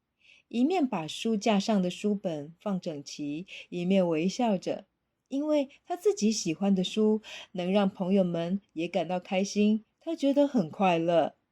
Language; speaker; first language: Chinese; native; Chinese